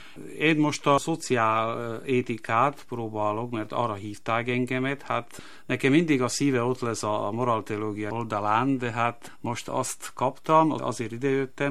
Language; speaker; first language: Hungarian; non-native, local second language; Slovak